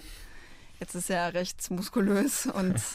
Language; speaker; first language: German; native; German